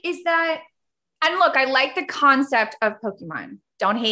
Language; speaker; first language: English; early bilingual, other home language; Spanish